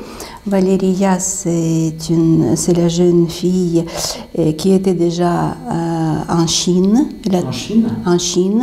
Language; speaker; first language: French; non-native, fluent; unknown